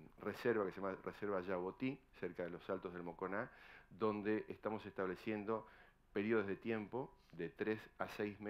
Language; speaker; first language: Spanish; native; Spanish